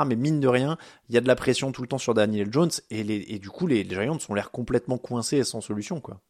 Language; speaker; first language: French; native; French